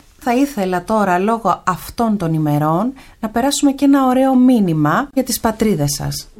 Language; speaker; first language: Greek; native; Greek